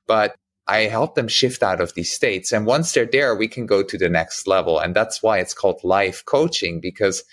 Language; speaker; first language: English; non-native, fluent; German